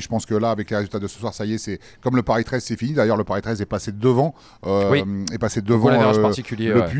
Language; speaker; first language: French; native; French